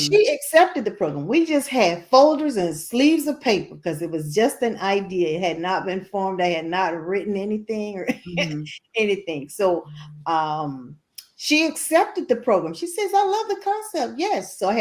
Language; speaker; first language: English; native; English